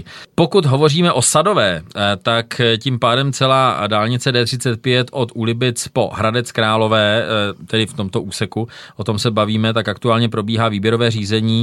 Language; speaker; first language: Czech; native; Czech